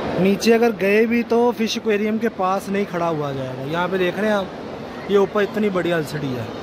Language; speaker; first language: Urdu; non-native, local second language; Punjabi